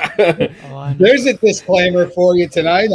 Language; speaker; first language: English; native; English